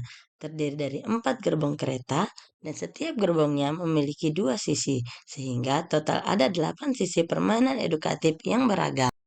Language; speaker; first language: Indonesian; native; Indonesian